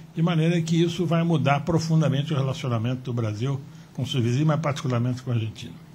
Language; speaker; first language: Portuguese; native; Portuguese